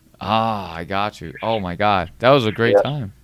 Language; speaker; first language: English; native; English